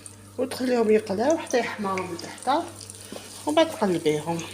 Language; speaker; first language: Arabic; native; Arabic